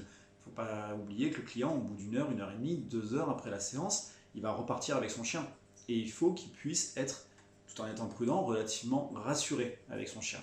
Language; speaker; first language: French; native; French